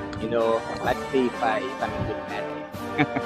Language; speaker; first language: English; non-native, fluent; Portuguese